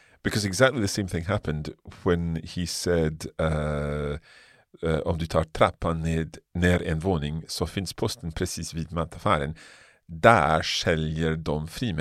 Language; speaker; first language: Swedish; non-native, learner; English